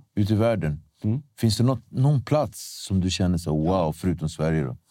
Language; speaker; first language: Swedish; native; Swedish